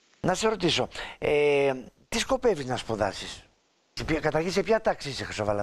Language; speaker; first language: Greek; native; Greek